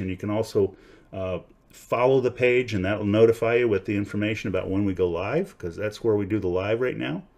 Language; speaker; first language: English; native; English